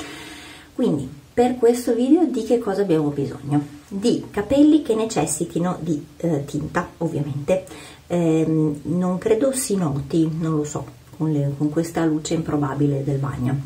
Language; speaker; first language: Italian; native; Italian